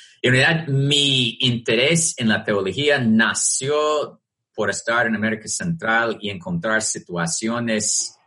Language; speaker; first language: Spanish; non-native, fluent; English